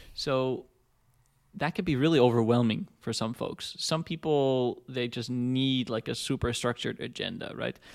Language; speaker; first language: English; non-native, fluent; Dutch